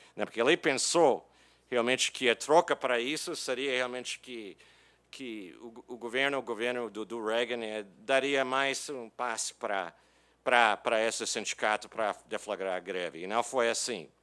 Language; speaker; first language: Portuguese; non-native, fluent; English